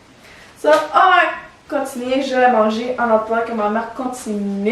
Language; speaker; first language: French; early bilingual, other home language; Spanish